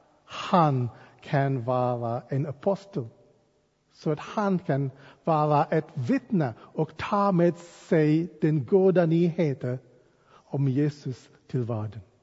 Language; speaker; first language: Swedish; non-native, fluent; English